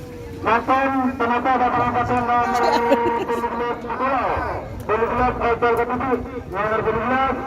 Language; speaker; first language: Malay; non-native, local second language; Madurese